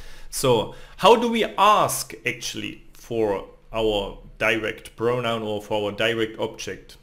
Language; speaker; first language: English; non-native, fluent; German